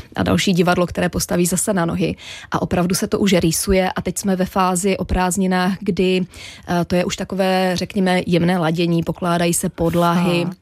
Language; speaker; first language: Czech; non-native, local second language; Polish